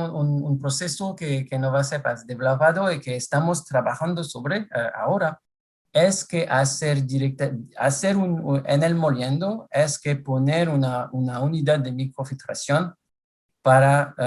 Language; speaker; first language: Spanish; non-native, fluent; French